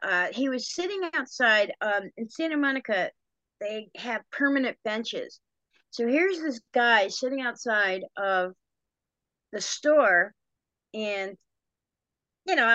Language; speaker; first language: English; native; English